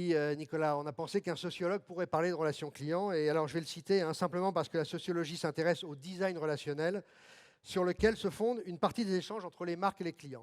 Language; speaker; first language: French; native; French